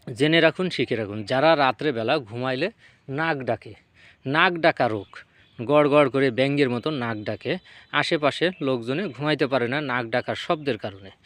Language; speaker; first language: Bangla; native; Bangla